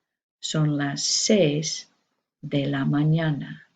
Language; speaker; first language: Spanish; non-native, fluent; English